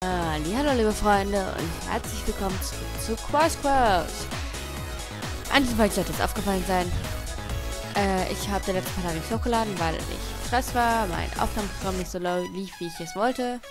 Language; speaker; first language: German; native; German